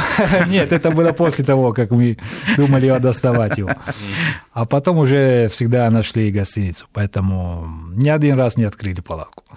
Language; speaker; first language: Russian; non-native, fluent; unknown